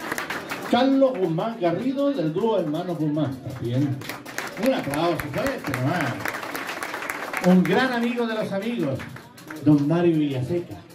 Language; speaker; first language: Spanish; native; Spanish